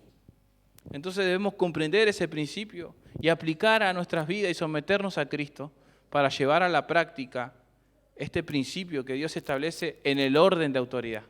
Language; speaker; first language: Spanish; native; Spanish